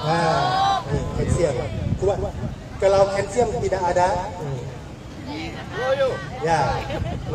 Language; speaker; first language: Indonesian; non-native, learner; Thai